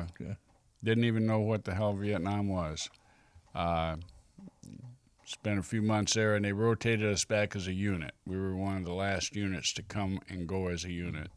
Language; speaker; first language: English; native; English